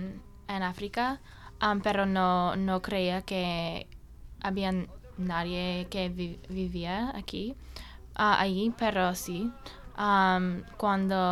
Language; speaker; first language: Spanish; non-native, learner; English